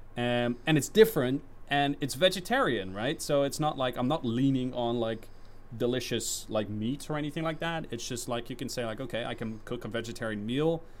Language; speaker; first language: English; non-native, fluent; Dutch